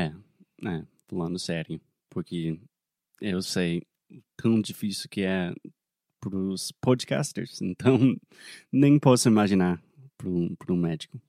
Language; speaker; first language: Portuguese; non-native, fluent; English